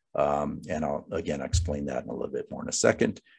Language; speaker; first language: English; native; English